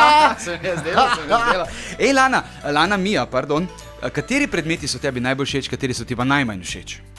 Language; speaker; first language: Slovenian; native; Slovenian